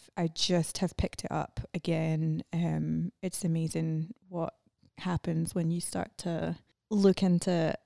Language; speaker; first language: English; native; English